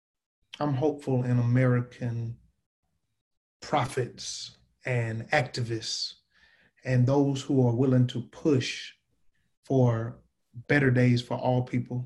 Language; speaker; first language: English; native; English